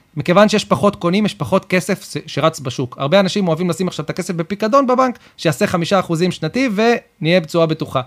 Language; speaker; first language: Hebrew; native; Hebrew